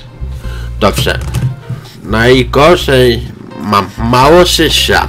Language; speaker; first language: Polish; non-native, learner; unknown